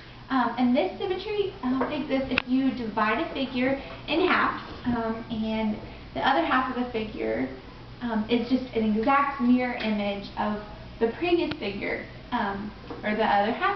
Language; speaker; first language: English; native; English